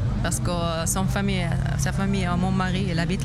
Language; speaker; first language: French; non-native, learner; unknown